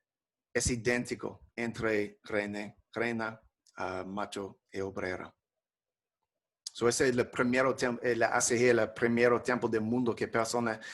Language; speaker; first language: Spanish; non-native, fluent; English